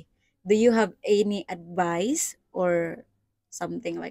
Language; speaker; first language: English; non-native, local second language; Cebuano